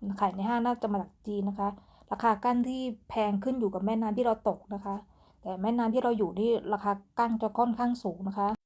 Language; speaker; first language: Thai; native; Thai